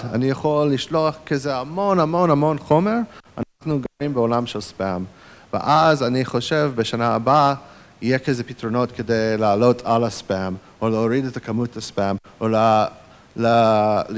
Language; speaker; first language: Hebrew; non-native, fluent; English